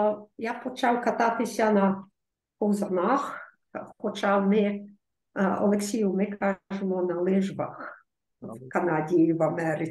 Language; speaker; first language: Ukrainian; early bilingual, heritage; Ukrainian